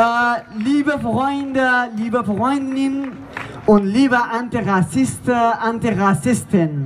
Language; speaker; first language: German; non-native, learner; Persian